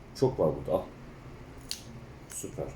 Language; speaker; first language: Turkish; native; Turkish